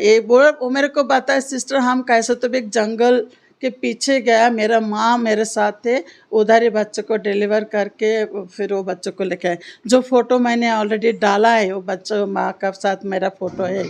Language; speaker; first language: Hindi; non-native, local second language; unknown